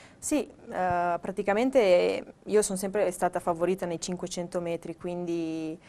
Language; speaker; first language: Italian; native; Italian